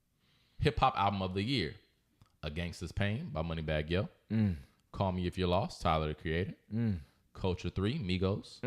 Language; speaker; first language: English; native; English